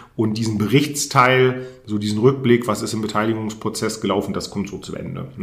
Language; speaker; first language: German; native; German